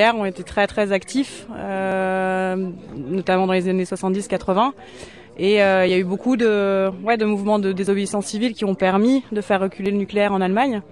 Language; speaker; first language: French; native; French